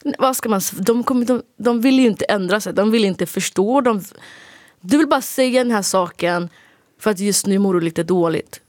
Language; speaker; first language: Swedish; early bilingual, other home language; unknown